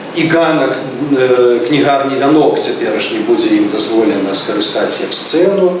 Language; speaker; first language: Belarusian; native; Belarusian